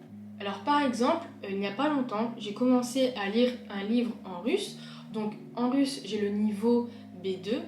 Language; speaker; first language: French; native; French